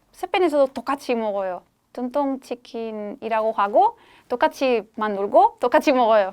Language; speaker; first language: Korean; non-native, fluent; Spanish